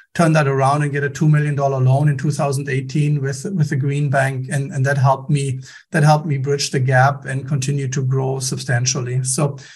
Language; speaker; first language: English; non-native, fluent; German